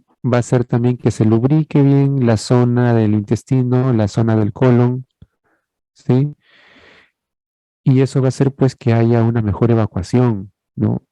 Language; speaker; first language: Spanish; native; Spanish